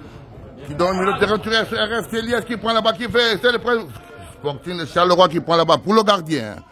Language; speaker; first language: French; native; French